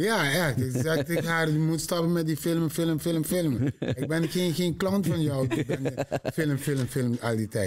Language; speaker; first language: Dutch; non-native, learner; Papiamento